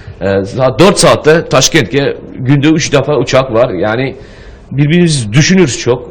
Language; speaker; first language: Turkish; non-native, learner; Uzbek